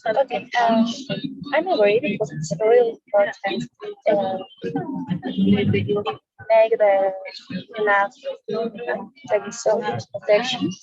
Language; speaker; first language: English; non-native, learner; Spanish